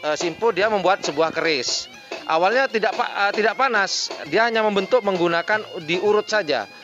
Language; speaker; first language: Indonesian; non-native, local second language; Madurese